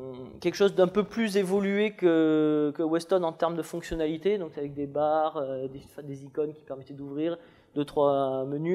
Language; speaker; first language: French; native; French